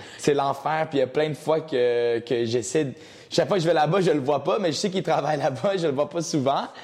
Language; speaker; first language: French; early bilingual, other home language; Portuguese